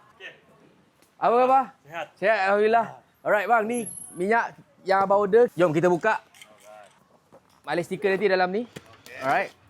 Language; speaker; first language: Malay; native; Malay